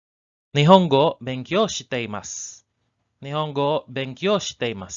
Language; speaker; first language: Japanese; non-native, learner; English